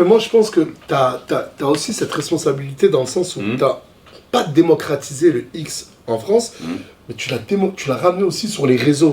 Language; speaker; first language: French; native; French